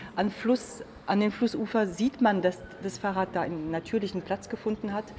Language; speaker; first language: German; non-native, fluent; French